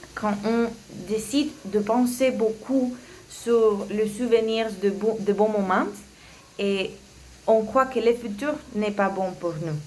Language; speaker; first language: French; non-native, learner; Spanish